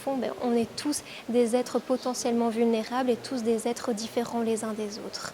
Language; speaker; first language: French; native; French